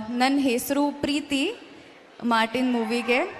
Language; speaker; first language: Kannada; non-native, learner; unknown